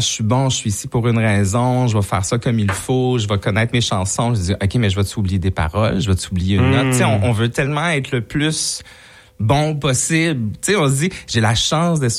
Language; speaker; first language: French; native; French